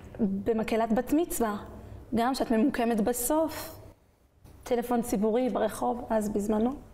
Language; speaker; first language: Hebrew; early bilingual, other home language; French